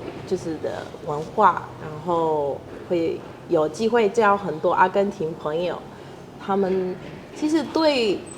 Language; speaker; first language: Chinese; non-native, fluent; Spanish